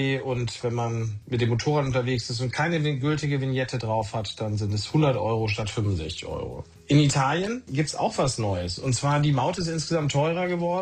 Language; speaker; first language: German; native; German